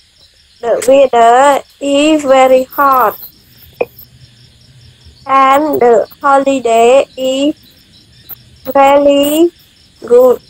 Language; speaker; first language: English; non-native, learner; Khmer